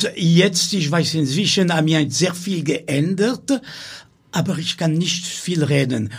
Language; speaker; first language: German; non-native, learner; French